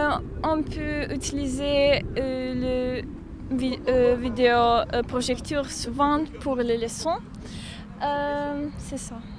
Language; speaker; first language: French; non-native, learner; Bosnian